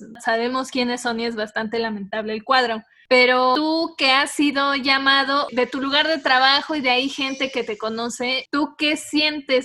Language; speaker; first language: Spanish; native; Spanish